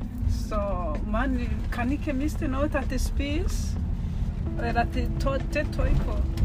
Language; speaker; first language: Danish; non-native, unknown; Kinyarwanda